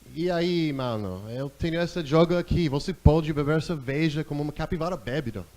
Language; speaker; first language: Portuguese; non-native, learner; English